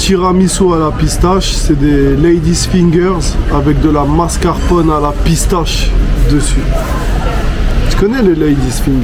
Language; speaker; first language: French; native; French